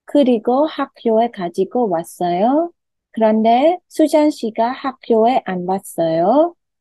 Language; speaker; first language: Korean; non-native, fluent; Khmer